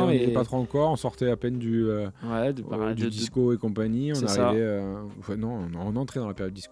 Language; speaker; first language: French; native; French